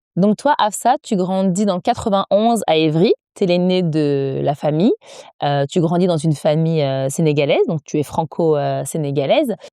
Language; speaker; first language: French; native; French